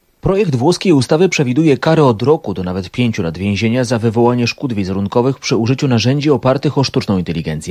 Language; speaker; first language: Polish; native; Polish